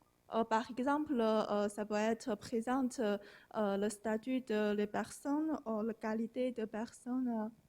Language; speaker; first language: French; non-native, learner; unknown